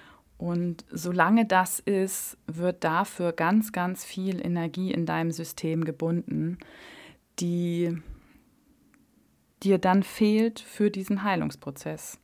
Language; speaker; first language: German; native; German